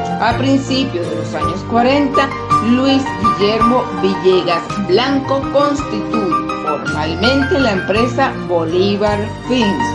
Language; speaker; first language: Spanish; native; Spanish